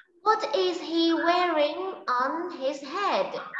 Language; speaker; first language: English; non-native, fluent; Vietnamese